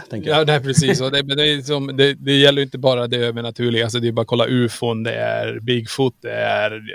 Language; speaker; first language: Swedish; native; Swedish